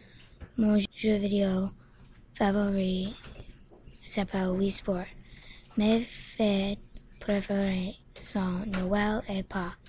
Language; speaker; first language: French; non-native, learner; English